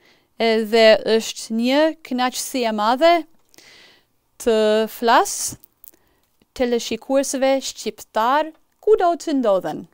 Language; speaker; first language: Albanian; non-native, fluent; English